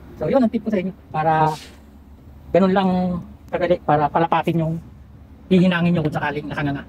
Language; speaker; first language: Filipino; native; Filipino